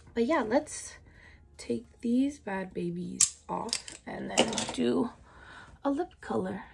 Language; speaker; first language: English; native; English